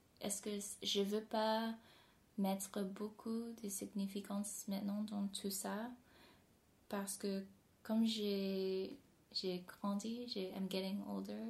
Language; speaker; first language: French; non-native, fluent; English